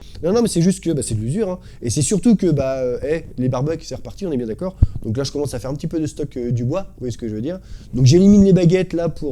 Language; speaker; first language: French; native; French